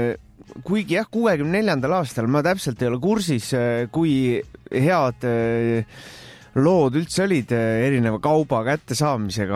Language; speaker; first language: Estonian; native; Estonian